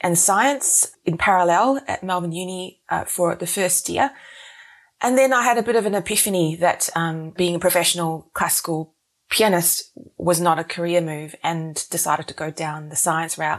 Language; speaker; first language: English; native; English